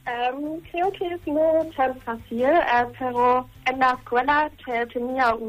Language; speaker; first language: Spanish; non-native, learner; German